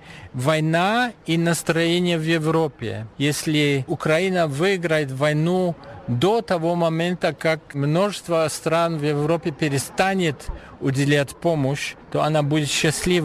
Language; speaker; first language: Russian; non-native, fluent; German